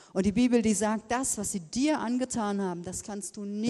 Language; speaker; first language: German; native; German